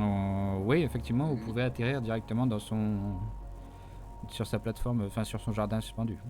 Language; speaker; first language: French; native; French